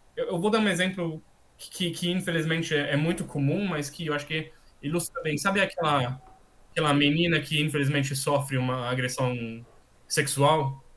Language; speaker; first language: Portuguese; non-native, fluent; German